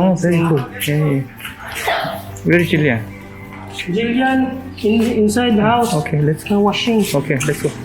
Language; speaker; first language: English; non-native, learner; Cebuano